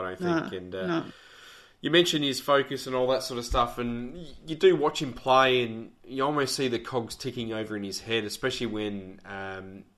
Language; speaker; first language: English; native; English